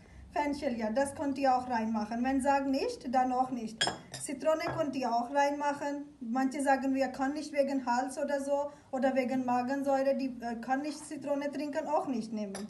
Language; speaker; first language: German; non-native, learner; Urdu